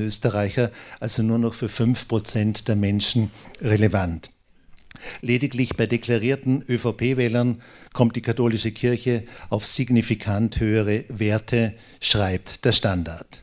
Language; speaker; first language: German; native; German